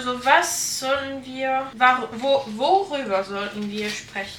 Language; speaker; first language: German; non-native, learner; French